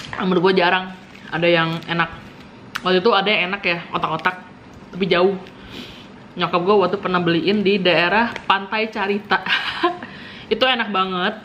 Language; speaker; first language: Indonesian; native; Indonesian